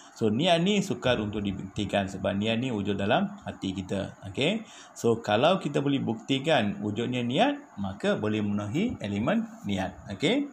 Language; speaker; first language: Malay; non-native, local second language; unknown